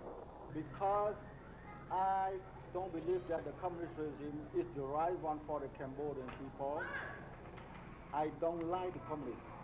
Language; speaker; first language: English; non-native, learner; Khmer